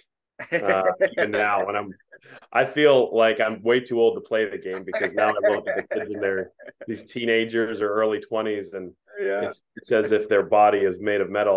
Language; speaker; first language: English; native; English